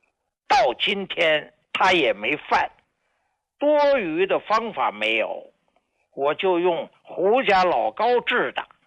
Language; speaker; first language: Chinese; native; Chinese